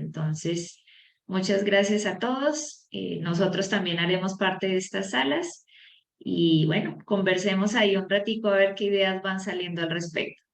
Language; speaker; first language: Spanish; native; Spanish